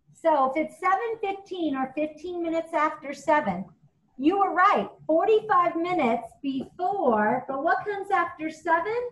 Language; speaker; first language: English; native; English